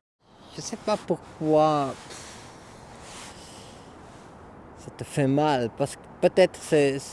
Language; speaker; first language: French; non-native, local second language; German